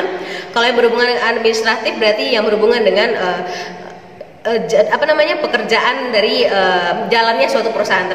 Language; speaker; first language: Indonesian; native; Indonesian